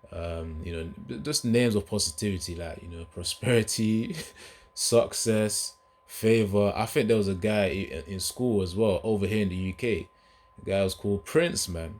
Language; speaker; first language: English; native; English